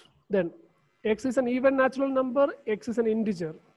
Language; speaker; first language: English; non-native, local second language; Malayalam